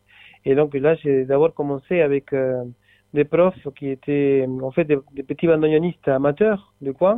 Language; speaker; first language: French; non-native, fluent; Spanish